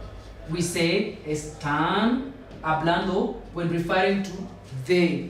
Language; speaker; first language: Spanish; non-native, fluent; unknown